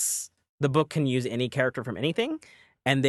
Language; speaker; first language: English; native; English